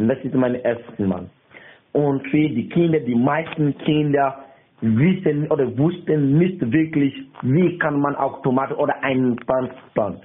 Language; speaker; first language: German; non-native, learner; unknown